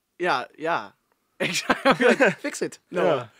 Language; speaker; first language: Dutch; non-native, fluent; English